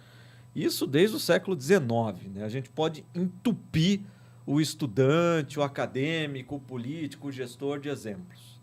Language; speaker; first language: Portuguese; native; Portuguese